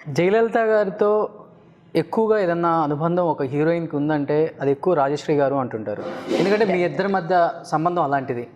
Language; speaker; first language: Telugu; native; Telugu